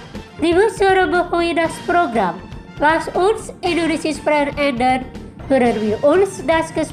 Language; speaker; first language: German; non-native, fluent; Indonesian